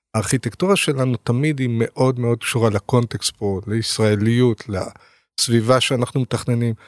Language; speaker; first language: Hebrew; native; Hebrew